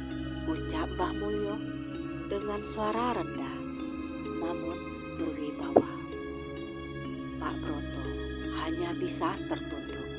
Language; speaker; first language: Indonesian; native; Indonesian